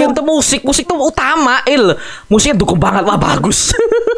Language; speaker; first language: Indonesian; native; Indonesian